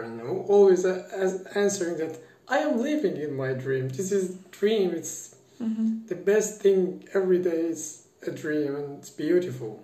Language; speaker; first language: English; non-native, fluent; Persian